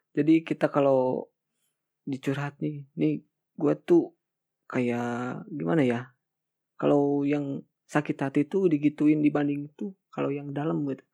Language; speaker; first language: Indonesian; native; Indonesian